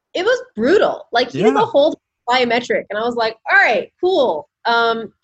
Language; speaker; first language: English; native; English